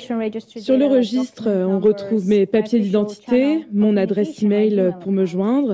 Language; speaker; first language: French; non-native, learner; Estonian